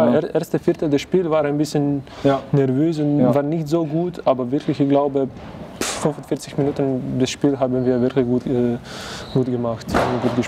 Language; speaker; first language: German; non-native, fluent; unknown